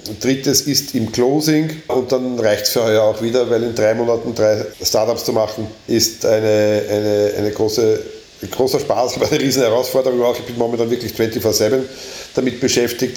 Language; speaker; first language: German; native; German